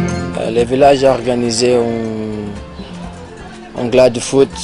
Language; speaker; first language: French; non-native, learner; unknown